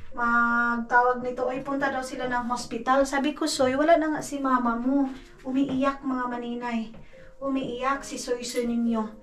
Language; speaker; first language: Filipino; non-native, local second language; Cebuano